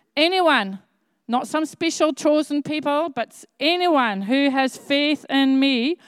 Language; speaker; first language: English; native; English